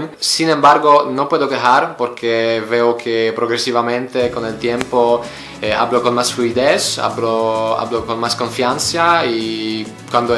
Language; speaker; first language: Spanish; non-native, learner; Polish